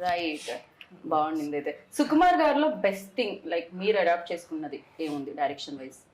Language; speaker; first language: Telugu; native; Telugu